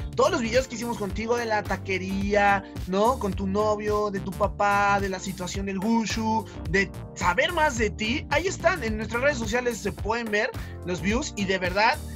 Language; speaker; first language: Spanish; native; Spanish